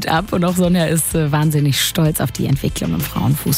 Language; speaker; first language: German; native; German